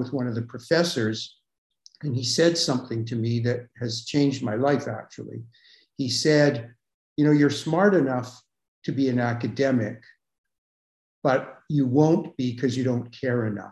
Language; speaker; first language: English; native; English